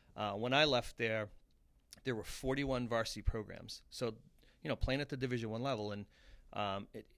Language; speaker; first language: English; native; English